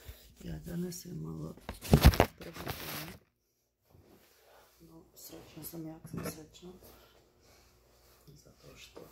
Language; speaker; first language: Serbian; early bilingual, heritage; Bosnian